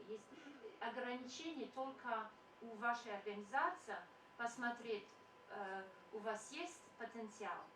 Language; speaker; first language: Russian; non-native, fluent; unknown